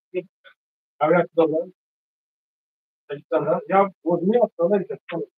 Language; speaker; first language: Russian; non-native, fluent; Tajik